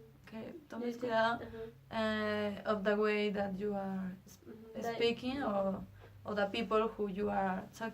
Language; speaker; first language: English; non-native, learner; Spanish